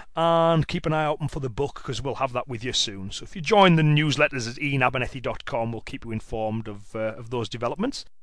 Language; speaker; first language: English; native; English